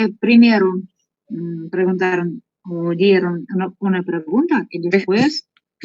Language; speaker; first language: Spanish; non-native, learner; Russian